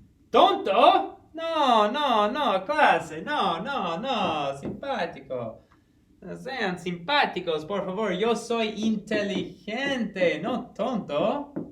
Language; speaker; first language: Spanish; non-native, fluent; English